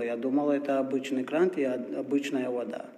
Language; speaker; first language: Russian; non-native, fluent; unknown